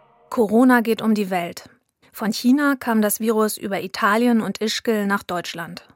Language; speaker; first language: German; native; German